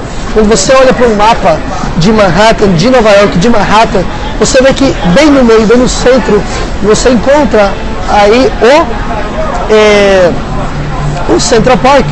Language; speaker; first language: Portuguese; non-native, fluent; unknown